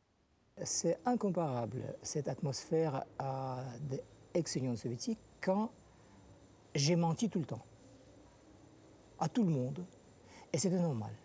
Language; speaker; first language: French; non-native, fluent; Russian